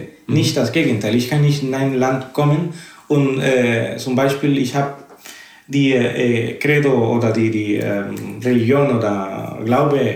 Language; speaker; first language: German; non-native, fluent; Spanish